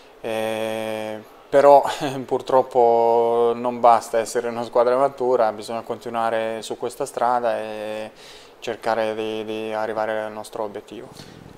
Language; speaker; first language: Italian; non-native, fluent; Serbian